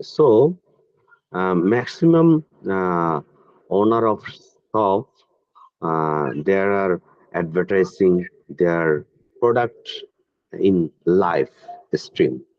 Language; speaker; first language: English; non-native, learner; Bangla